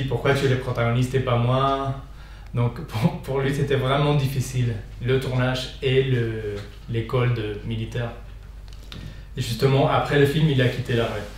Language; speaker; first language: French; non-native, fluent; Spanish